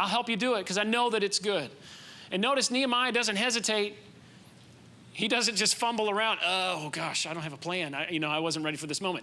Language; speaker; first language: English; native; English